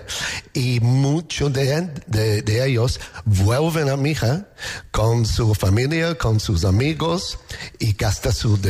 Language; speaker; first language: Spanish; non-native, learner; English